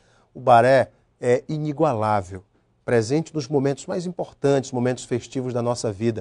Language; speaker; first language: Portuguese; native; Portuguese